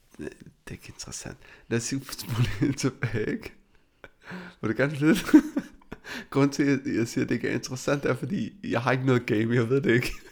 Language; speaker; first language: Danish; early bilingual, other home language; Arabic